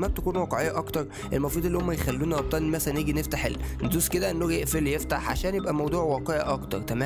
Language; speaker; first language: Arabic; native; Arabic